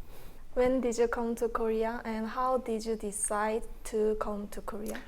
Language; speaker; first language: English; non-native, fluent; Korean